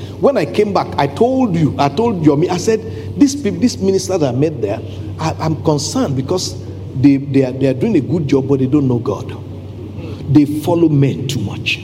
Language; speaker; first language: English; non-native, local second language; Yoruba